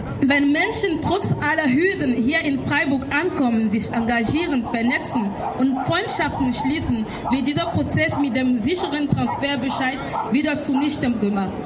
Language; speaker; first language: German; non-native, learner; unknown